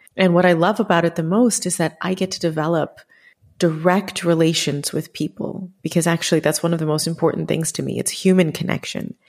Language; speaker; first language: English; native; English